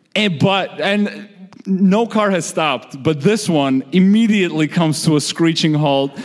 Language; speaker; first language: English; early bilingual, other home language; Georgian